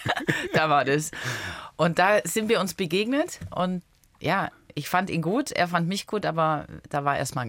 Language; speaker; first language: German; early bilingual, other home language; Italian